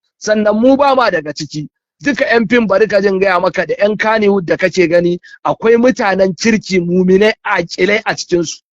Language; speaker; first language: Hausa; native; Hausa